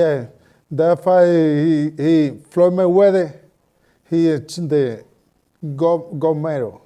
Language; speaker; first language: English; non-native, learner; Spanish